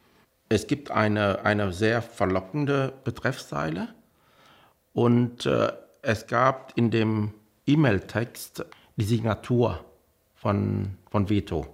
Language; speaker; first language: German; non-native, fluent; Vietnamese